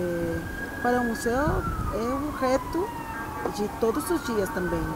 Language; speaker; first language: Portuguese; non-native, fluent; Spanish